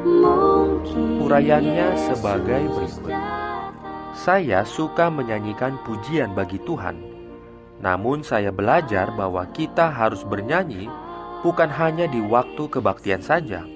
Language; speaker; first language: Indonesian; native; Indonesian